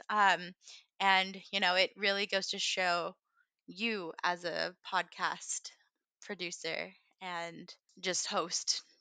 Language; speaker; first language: English; early bilingual, other home language; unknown